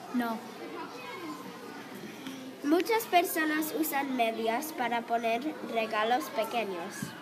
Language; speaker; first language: Spanish; non-native, learner; English